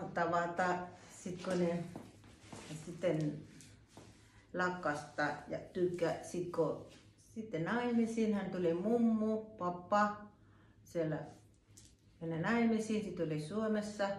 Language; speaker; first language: Finnish; non-native, learner; Thai